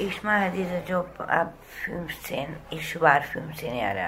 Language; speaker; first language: German; non-native, learner; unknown